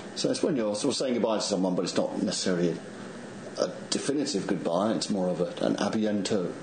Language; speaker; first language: English; native; English